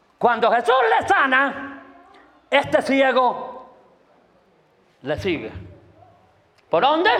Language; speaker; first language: Spanish; native; Spanish